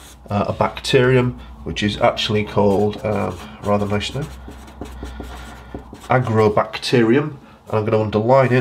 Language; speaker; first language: English; native; English